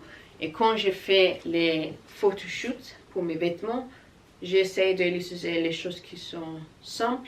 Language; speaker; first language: French; non-native, learner; English